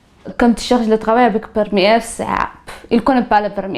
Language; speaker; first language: French; non-native, learner; Tigrinya